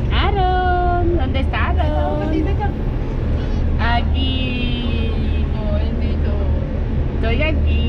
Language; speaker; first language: Spanish; non-native, learner; Filipino